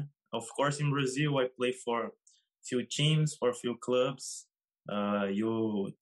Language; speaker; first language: English; non-native, fluent; Portuguese